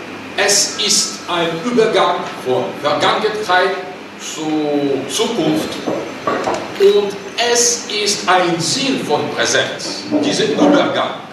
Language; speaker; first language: German; non-native, learner; Russian